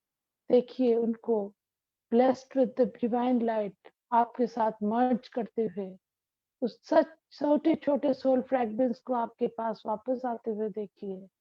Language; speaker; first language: Hindi; non-native, local second language; Bangla